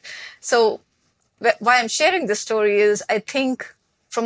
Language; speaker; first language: English; non-native, local second language; Hindi